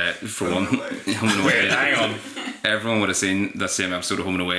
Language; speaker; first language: English; native; English